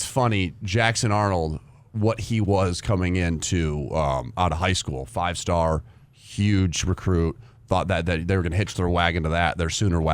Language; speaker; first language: English; native; English